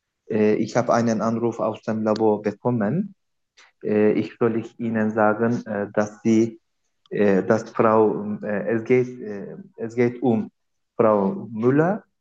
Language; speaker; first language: German; non-native, learner; Turkish